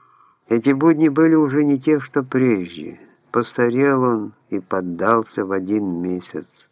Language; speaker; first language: Russian; native; Russian